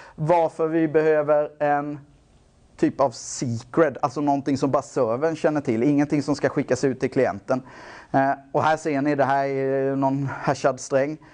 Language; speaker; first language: Swedish; native; Swedish